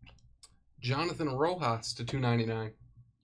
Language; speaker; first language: English; native; English